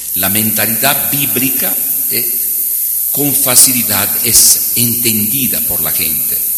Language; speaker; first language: Spanish; non-native, fluent; Italian